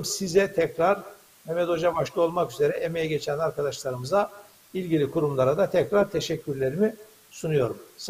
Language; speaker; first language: Turkish; native; Turkish